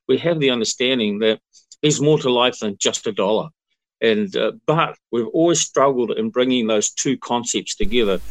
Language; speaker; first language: English; native; English